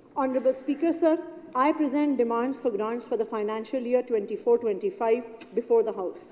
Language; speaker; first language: English; non-native, local second language; Hindi